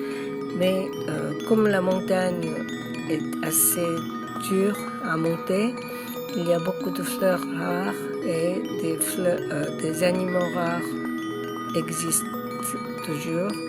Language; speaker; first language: French; non-native, learner; Korean